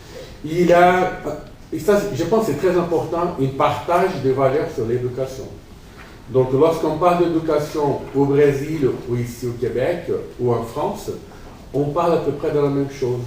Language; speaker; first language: French; non-native, fluent; Portuguese